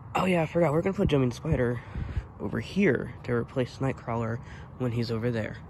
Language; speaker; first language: English; native; English